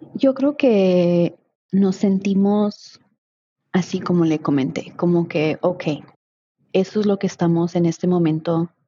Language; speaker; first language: Spanish; early bilingual, heritage; Spanish